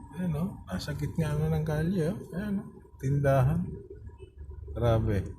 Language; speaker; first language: Filipino; native; Filipino